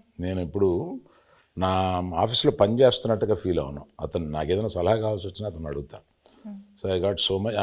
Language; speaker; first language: Telugu; native; Telugu